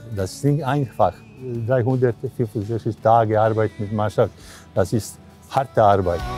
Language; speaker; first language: German; non-native, learner; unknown